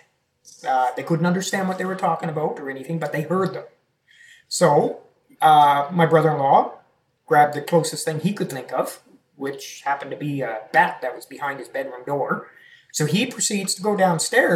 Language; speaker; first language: English; native; English